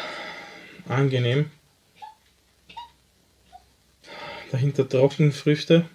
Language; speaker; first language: German; native; German